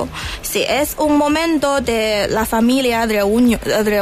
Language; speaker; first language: Spanish; non-native, learner; Chinese